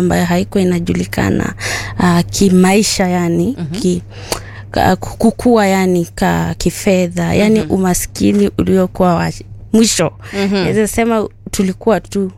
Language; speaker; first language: Swahili; non-native, local second language; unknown